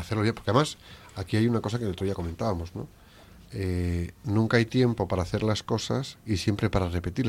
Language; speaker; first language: Spanish; native; Spanish